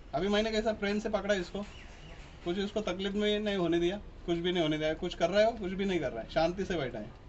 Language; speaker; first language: Hindi; non-native, local second language; Marathi